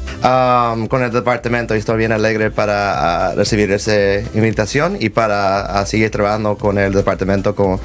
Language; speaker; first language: Spanish; early bilingual, heritage; Spanish